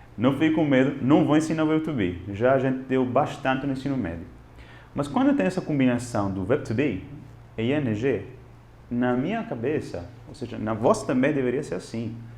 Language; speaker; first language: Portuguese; non-native, fluent; Italian